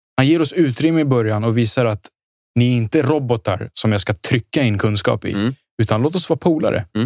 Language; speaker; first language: Swedish; early bilingual, other home language; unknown